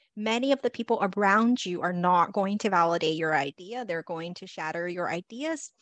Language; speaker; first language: English; native; English